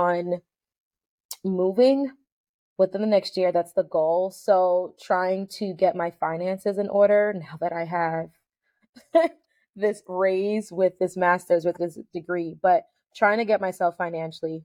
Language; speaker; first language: English; native; English